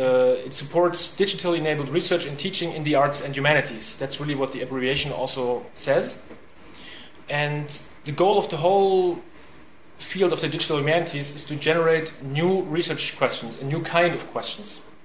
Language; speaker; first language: English; non-native, fluent; German